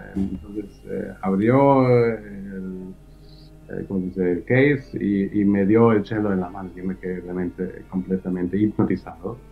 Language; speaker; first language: Spanish; early bilingual, heritage; German